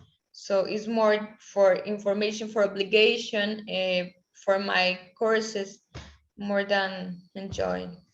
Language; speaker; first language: English; non-native, learner; Spanish